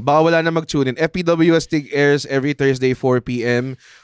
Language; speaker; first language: English; non-native, local second language; Filipino